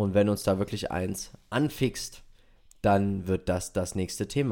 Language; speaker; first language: German; native; German